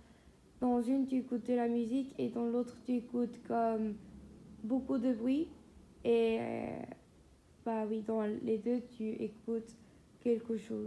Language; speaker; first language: French; non-native, fluent; Spanish